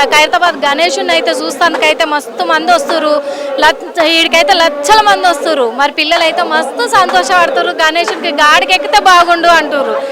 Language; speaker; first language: Telugu; native; Telugu